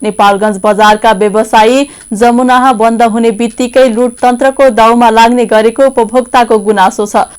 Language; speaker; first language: Nepali; native; Nepali